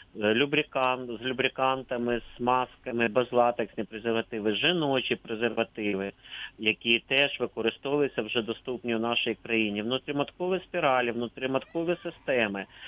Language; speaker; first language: Ukrainian; native; Ukrainian